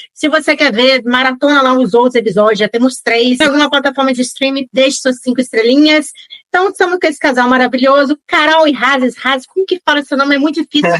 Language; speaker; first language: Portuguese; native; Portuguese